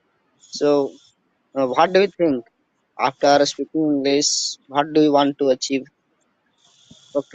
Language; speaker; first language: English; non-native, learner; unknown